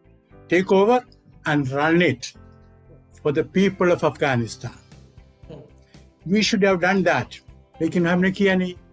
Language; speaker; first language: Hindi; non-native, local second language; Malayalam